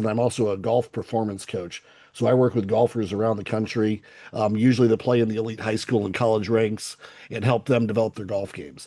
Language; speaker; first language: English; native; English